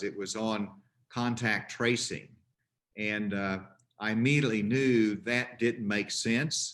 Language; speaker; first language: English; native; English